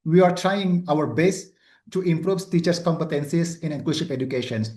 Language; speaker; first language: English; non-native, learner; Indonesian